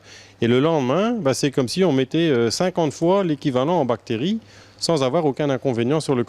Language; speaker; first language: French; native; French